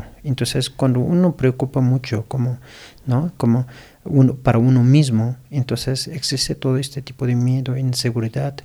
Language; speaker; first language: Spanish; non-native, learner; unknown